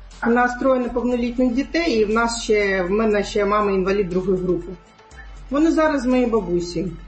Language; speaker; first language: Ukrainian; non-native, local second language; Crimean Tatar